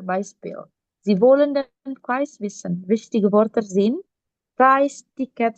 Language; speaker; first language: German; non-native, fluent; Indonesian